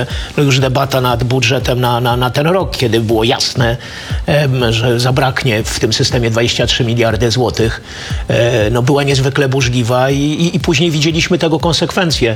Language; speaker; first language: Polish; native; Polish